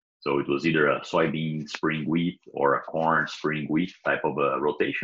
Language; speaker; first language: English; non-native, fluent; Portuguese